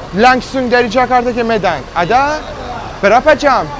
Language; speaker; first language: Indonesian; non-native, learner; Persian